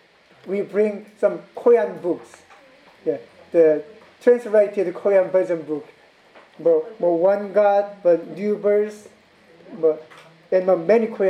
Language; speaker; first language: English; non-native, fluent; Korean